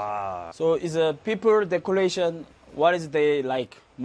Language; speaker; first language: English; non-native, learner; Korean